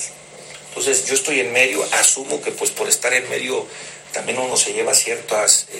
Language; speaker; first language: Spanish; native; Spanish